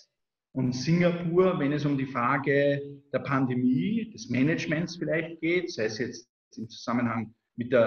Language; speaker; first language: German; native; German